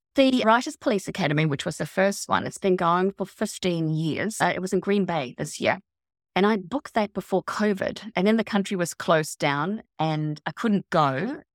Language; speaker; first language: English; non-native, fluent; Swedish